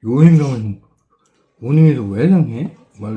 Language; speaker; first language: Korean; non-native, learner; Filipino